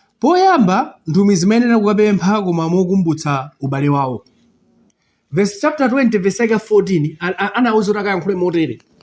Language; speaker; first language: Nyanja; non-native, local second language; Tumbuka